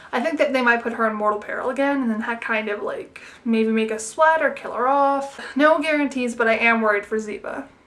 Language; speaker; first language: English; native; English